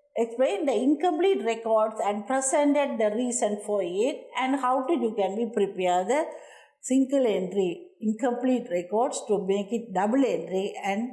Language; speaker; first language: English; non-native, local second language; Tamil